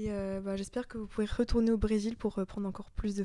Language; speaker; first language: French; native; French